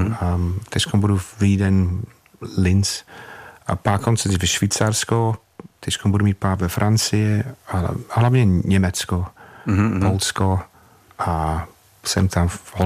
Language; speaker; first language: Czech; non-native, fluent; English